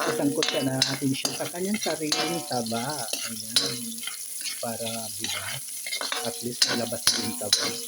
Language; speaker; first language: Filipino; non-native, local second language; Cebuano